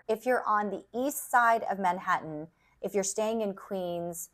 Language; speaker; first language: English; native; English